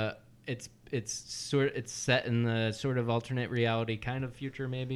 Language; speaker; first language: English; native; English